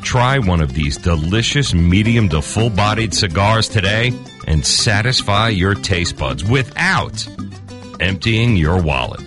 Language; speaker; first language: English; native; English